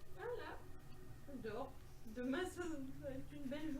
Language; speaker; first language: French; native; French